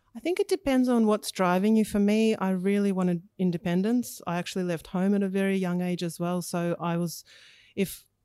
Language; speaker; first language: English; early bilingual, other home language; Russian